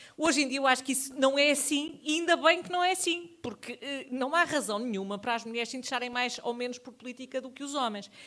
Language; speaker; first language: Portuguese; native; Portuguese